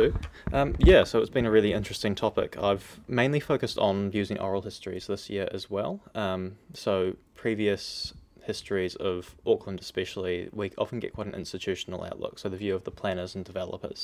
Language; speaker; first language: English; native; English